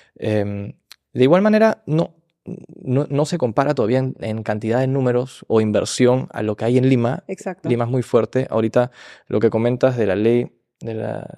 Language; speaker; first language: Spanish; early bilingual, heritage; Spanish